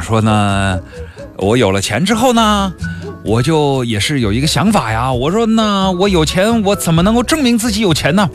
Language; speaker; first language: Chinese; native; Chinese